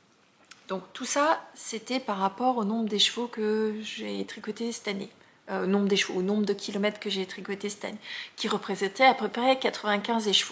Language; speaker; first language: French; native; French